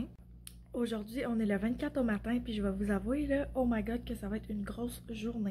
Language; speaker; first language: French; native; French